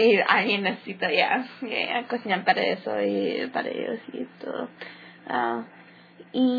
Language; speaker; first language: Spanish; early bilingual, heritage; English